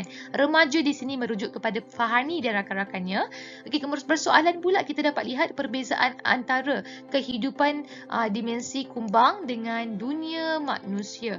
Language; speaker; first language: Malay; native; Malay